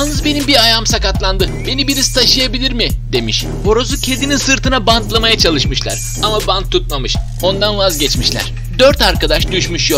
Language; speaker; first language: Turkish; native; Turkish